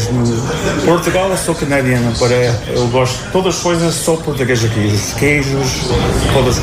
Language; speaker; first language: Portuguese; early bilingual, heritage; Portuguese